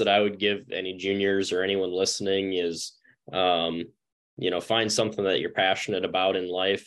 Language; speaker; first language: English; native; English